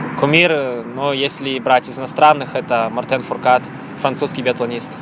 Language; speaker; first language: Russian; native; Russian